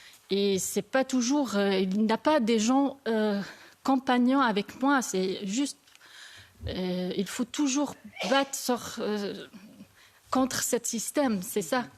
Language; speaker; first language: French; non-native, learner; Arabic